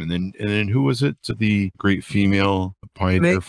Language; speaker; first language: English; native; English